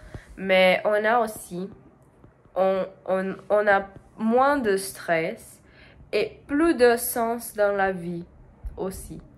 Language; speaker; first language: French; non-native, learner; Portuguese